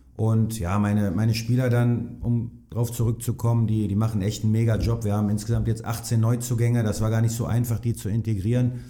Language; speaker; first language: German; native; German